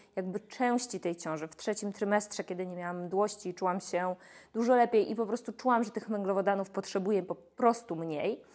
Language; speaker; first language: Polish; native; Polish